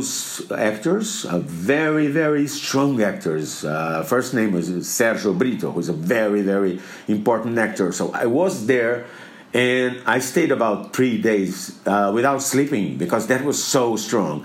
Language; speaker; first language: English; non-native, fluent; Portuguese